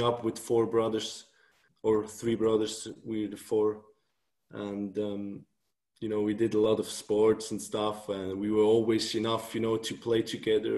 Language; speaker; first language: English; non-native, fluent; Swiss German